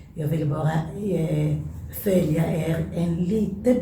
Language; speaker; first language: Swedish; non-native, learner; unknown